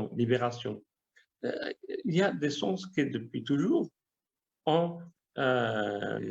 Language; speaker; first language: French; non-native, local second language; Arabic